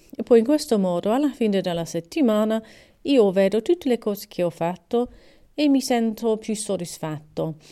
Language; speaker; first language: Italian; non-native, learner; English